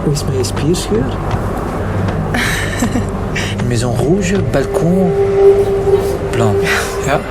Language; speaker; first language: Dutch; native; Dutch